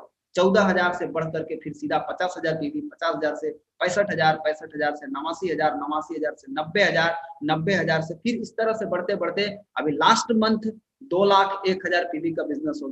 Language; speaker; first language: Hindi; native; Hindi